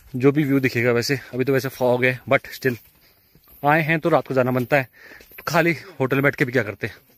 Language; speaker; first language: Hindi; native; Hindi